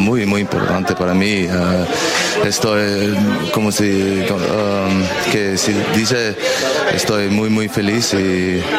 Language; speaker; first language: Spanish; non-native, learner; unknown